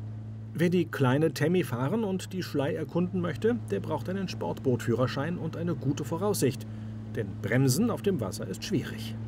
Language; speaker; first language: German; native; German